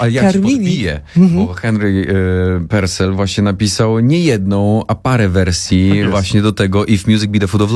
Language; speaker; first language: Polish; native; Polish